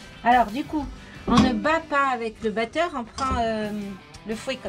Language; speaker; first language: French; native; French